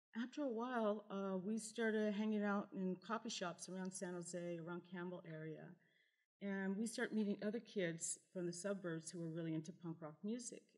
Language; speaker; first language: English; native; English